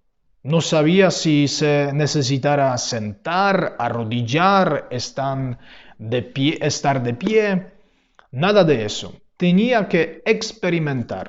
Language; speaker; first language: Spanish; non-native, fluent; Polish